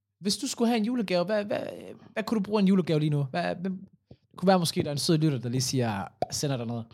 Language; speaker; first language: Danish; early bilingual, other home language; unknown